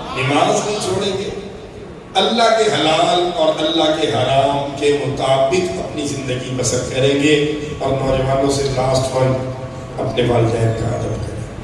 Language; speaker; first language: Urdu; non-native, local second language; Punjabi